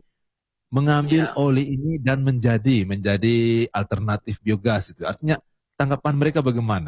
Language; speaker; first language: Indonesian; native; Indonesian